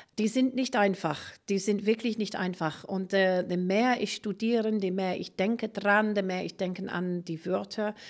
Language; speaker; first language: German; non-native, fluent; English